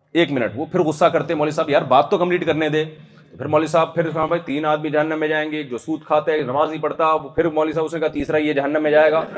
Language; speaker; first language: Urdu; native; Urdu